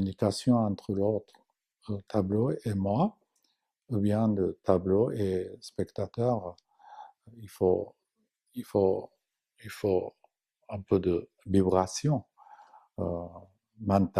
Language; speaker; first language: French; non-native, fluent; Japanese